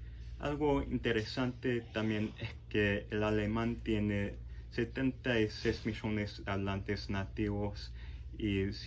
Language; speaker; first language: Spanish; non-native, fluent; English